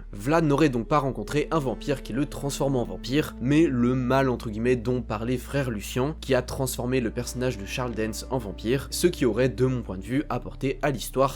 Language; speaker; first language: French; native; French